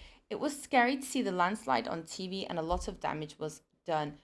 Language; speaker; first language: English; non-native, fluent; Turkish